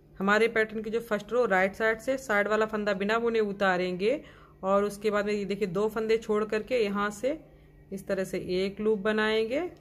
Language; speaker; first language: Hindi; native; Hindi